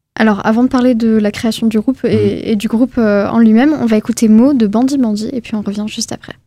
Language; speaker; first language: French; native; French